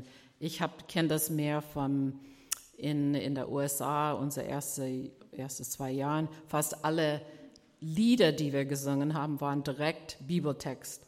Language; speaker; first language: German; non-native, fluent; English